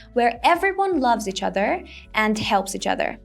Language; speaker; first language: English; non-native, fluent; Persian